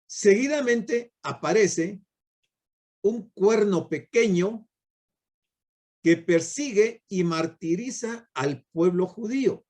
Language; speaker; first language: Spanish; native; Spanish